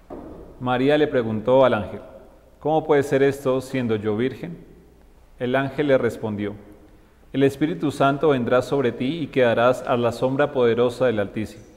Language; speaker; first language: Spanish; native; Spanish